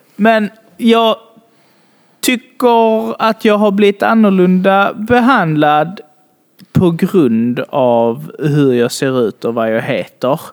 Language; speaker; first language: Swedish; early bilingual, other home language; Bangla